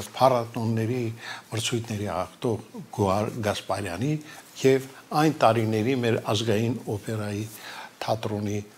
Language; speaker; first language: Armenian; native; Armenian